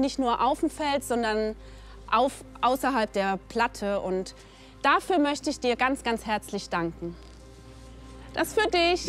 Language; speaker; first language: German; native; German